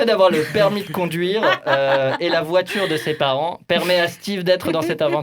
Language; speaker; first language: French; native; French